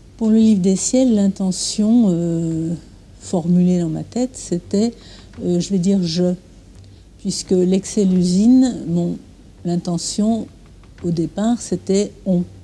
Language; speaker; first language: French; early bilingual, other home language; English